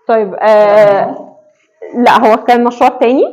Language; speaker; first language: Arabic; native; Arabic